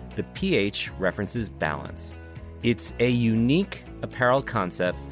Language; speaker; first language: English; native; English